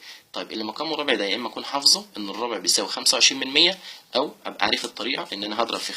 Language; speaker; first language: Arabic; native; Arabic